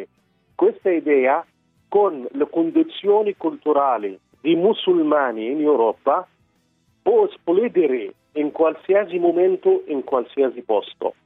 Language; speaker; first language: Italian; non-native, fluent; Arabic